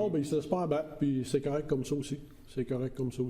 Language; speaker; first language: French; native; French